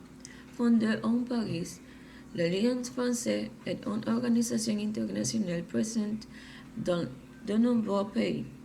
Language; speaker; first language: French; non-native, learner; Spanish